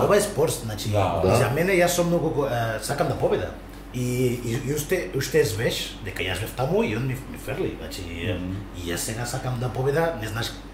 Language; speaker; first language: Macedonian; non-native, learner; Spanish